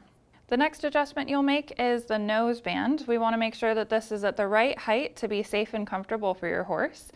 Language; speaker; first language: English; native; English